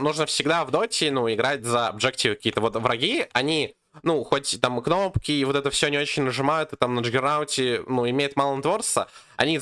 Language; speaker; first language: Russian; native; Russian